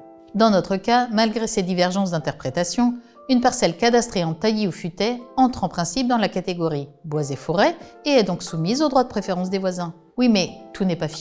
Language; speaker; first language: French; native; French